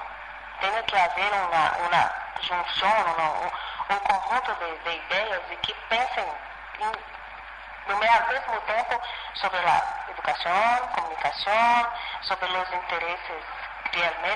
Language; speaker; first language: Spanish; non-native, fluent; Portuguese